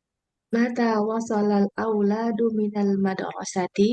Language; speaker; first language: Arabic; non-native, learner; Indonesian